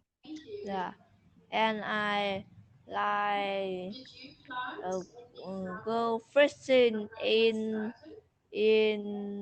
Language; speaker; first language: English; non-native, learner; Vietnamese